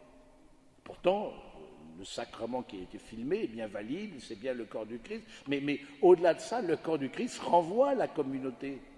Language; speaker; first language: French; native; French